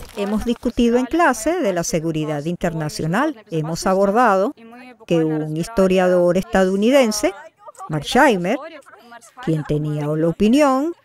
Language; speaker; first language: Spanish; non-native, fluent; Russian